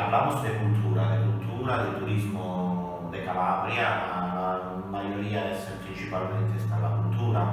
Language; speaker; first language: Spanish; non-native, learner; Italian